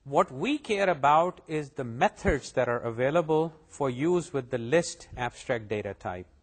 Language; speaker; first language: English; non-native, local second language; Urdu